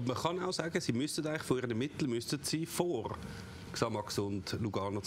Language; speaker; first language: German; native; German